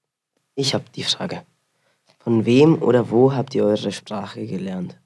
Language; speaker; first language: German; early bilingual, other home language; Spanish